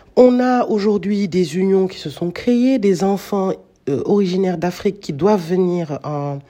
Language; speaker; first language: French; non-native, local second language; Wolof